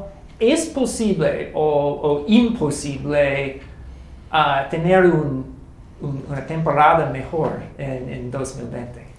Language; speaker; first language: Spanish; non-native, learner; English